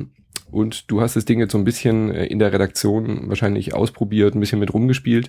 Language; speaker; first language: German; native; German